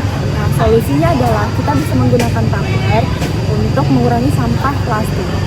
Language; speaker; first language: Indonesian; native; Indonesian